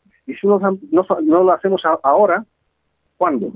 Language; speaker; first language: Spanish; non-native, fluent; Greek